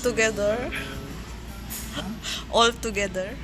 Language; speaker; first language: English; non-native, learner; Korean